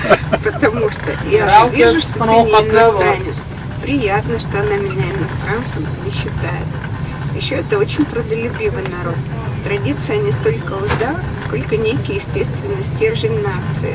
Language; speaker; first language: Russian; native; Russian